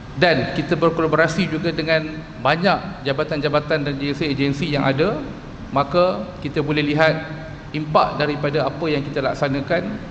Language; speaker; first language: Malay; native; Malay